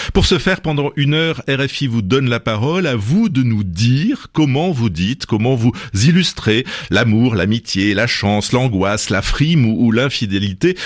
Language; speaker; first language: French; native; French